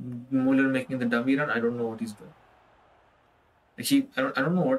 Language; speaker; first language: English; non-native, local second language; Hindi